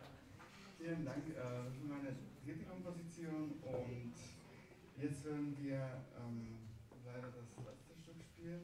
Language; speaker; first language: German; non-native, fluent; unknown